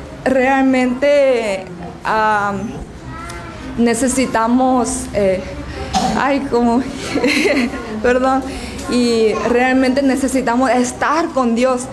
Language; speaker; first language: Spanish; non-native, learner; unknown